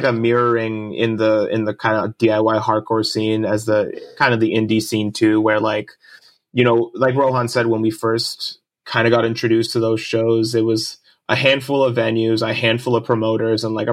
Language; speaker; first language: English; early bilingual, other home language; Japanese